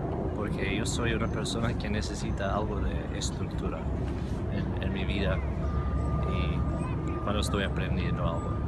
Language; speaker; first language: Spanish; non-native, learner; English